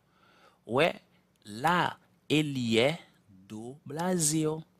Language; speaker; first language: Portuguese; non-native, fluent; Haitian Creole